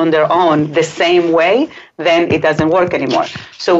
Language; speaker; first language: English; non-native, fluent; Hebrew